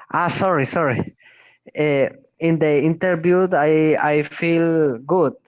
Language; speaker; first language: English; non-native, learner; Spanish